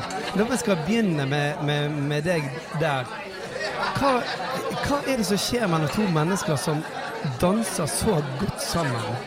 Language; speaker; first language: Norwegian; native; Norwegian